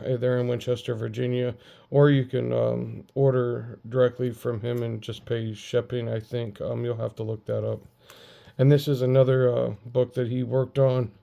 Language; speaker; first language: English; native; English